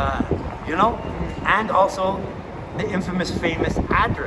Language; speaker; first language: English; native; English